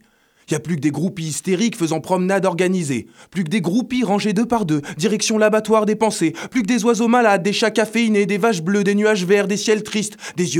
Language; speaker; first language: French; native; French